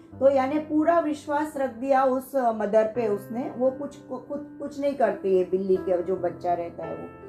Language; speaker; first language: Hindi; non-native, local second language; Marathi